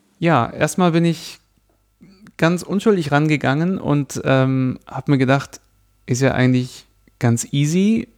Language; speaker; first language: German; native; German